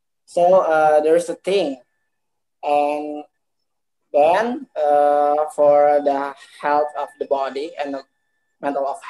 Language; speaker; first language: English; non-native, learner; Indonesian